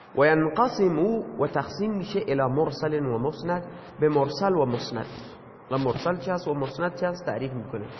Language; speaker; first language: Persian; non-native, local second language; Baluchi